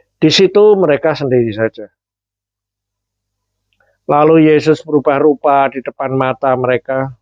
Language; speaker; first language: Indonesian; native; Indonesian